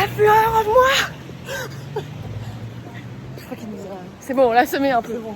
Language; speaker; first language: French; native; French